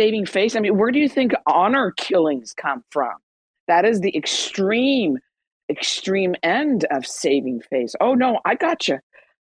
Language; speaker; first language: English; early bilingual, other home language; Persian